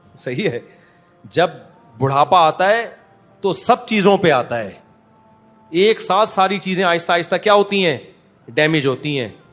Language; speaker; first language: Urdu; native; Urdu